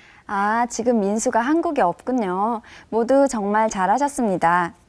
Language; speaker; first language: Korean; native; Korean